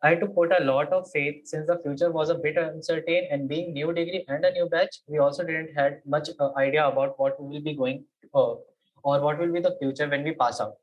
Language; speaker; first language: English; non-native, local second language; Hindi